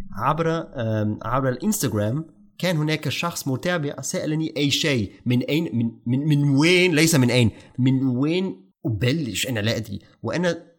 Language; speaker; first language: Arabic; non-native, fluent; German